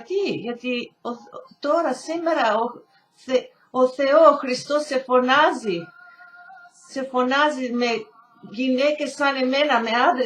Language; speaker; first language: Greek; early bilingual, heritage; Greek